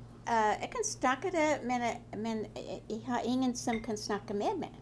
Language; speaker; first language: Norwegian; early bilingual, heritage; Norwegian